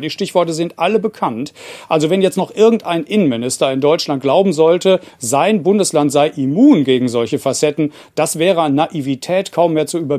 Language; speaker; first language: German; native; German